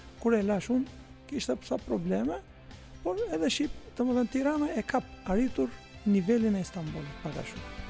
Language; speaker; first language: Albanian; non-native, fluent; Turkish